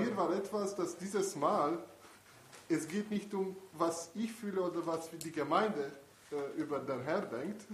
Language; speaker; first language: German; non-native, fluent; Italian